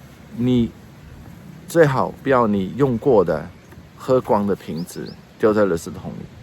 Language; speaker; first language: Chinese; non-native, fluent; Dutch